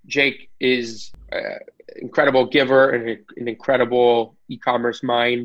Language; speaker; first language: English; native; English